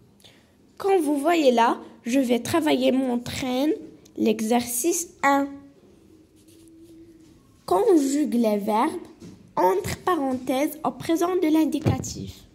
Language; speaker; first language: French; non-native, local second language; Arabic